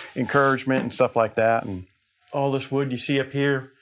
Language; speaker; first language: English; native; English